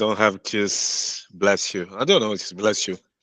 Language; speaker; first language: English; non-native, learner; Portuguese